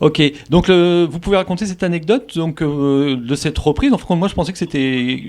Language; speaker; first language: French; native; French